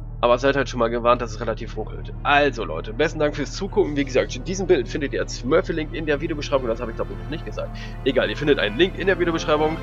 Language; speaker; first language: German; native; German